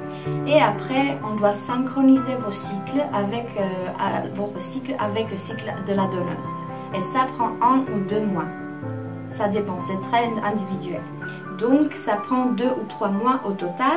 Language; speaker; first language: French; non-native, fluent; Czech